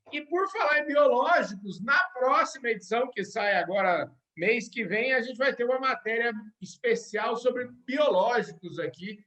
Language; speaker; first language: Portuguese; native; Portuguese